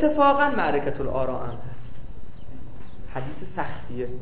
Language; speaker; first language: Persian; native; Persian